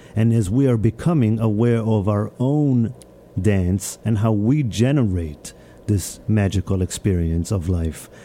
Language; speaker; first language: English; early bilingual, other home language; Hebrew